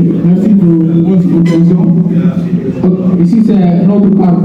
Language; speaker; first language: French; non-native, learner; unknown